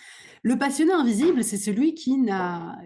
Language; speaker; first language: French; native; French